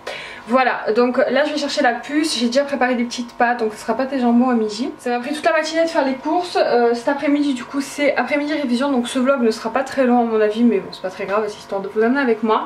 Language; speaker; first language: French; native; French